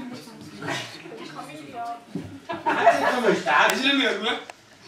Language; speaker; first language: German; native; German